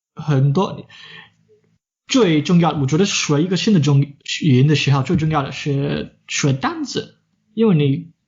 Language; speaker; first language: Chinese; non-native, fluent; English